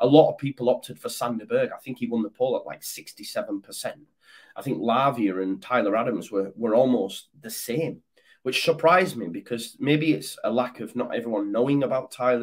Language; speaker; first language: English; native; English